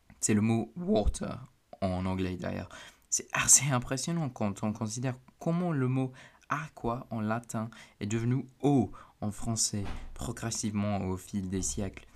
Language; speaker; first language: French; non-native, fluent; English